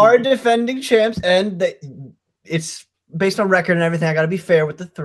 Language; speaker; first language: English; native; English